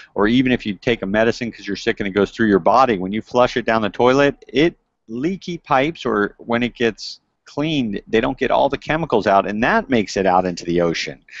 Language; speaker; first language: English; native; English